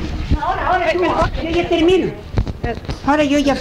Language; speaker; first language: Spanish; early bilingual, heritage; Spanish